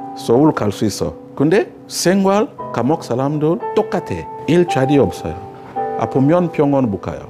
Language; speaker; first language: Korean; non-native, learner; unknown